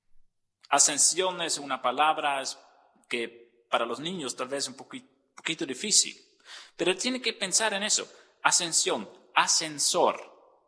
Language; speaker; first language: Spanish; non-native, fluent; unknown